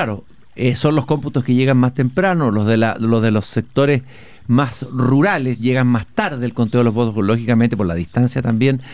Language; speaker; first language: Spanish; native; Spanish